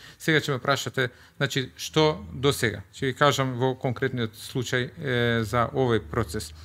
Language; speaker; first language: Macedonian; non-native, local second language; Albanian